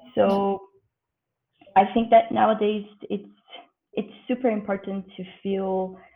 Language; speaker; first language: English; non-native, fluent; Portuguese